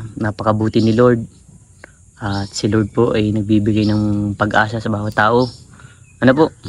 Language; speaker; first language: Filipino; non-native, local second language; Bikol